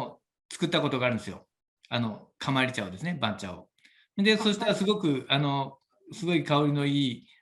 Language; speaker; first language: Japanese; native; Japanese